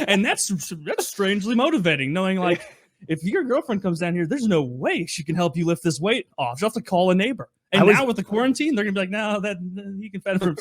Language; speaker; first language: English; native; English